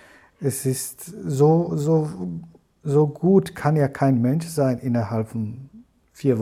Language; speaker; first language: German; non-native, fluent; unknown